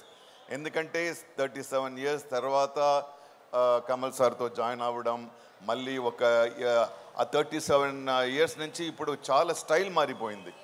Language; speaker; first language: Telugu; non-native, fluent; Tamil